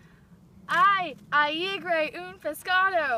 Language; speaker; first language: Spanish; non-native, learner; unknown